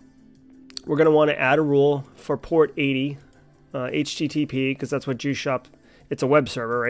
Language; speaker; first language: English; native; English